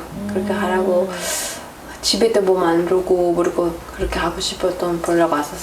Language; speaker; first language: Korean; non-native, learner; Spanish